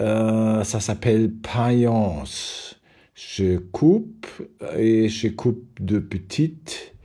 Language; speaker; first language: French; non-native, learner; German